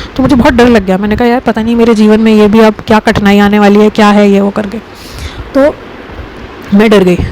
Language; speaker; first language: Hindi; native; Hindi